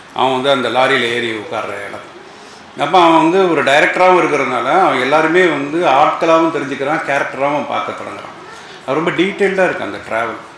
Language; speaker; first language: Tamil; native; Tamil